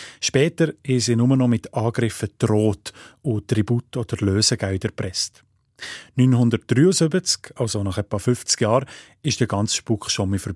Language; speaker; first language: German; native; German